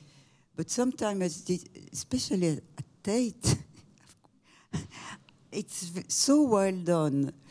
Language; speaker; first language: English; non-native, fluent; French